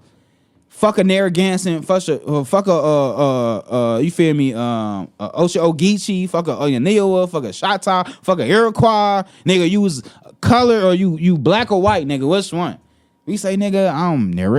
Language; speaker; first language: English; native; English